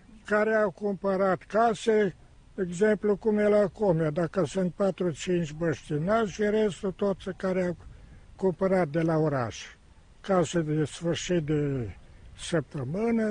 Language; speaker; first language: Romanian; non-native, local second language; German